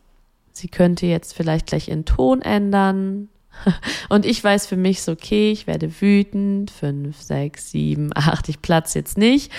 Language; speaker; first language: German; native; German